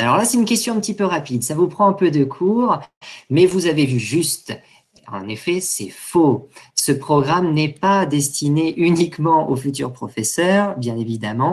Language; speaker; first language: French; native; French